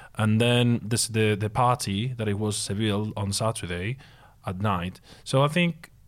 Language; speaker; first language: English; non-native, fluent; Spanish